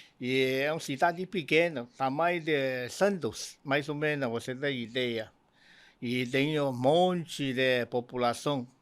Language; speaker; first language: Portuguese; non-native, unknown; Cantonese